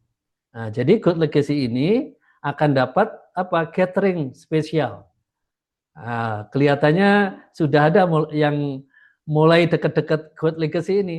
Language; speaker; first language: Indonesian; native; Indonesian